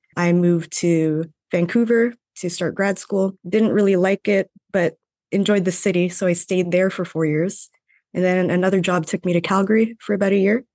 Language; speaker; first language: English; non-native, fluent; Filipino